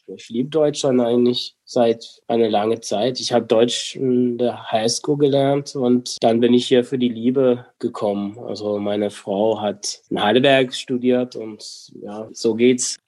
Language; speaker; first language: German; non-native, fluent; English